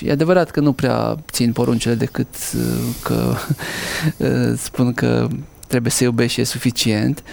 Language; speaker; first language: Romanian; native; Romanian